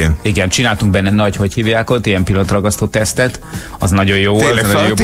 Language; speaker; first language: Hungarian; native; Hungarian